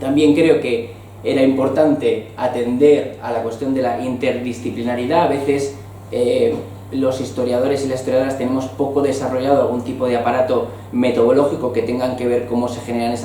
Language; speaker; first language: Spanish; native; Spanish